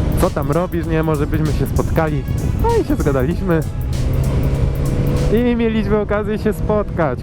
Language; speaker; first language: Polish; native; Polish